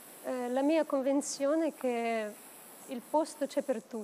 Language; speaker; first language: Italian; non-native, fluent; Ukrainian